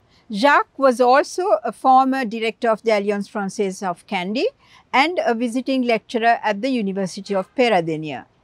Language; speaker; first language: English; non-native, local second language; Sinhala